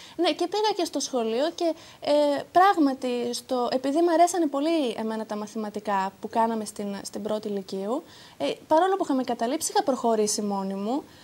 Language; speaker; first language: Greek; early bilingual, heritage; Greek